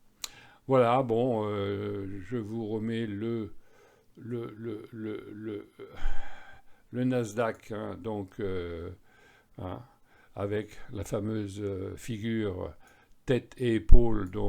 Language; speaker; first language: French; native; French